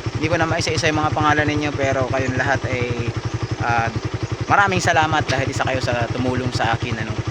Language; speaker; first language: Filipino; native; Filipino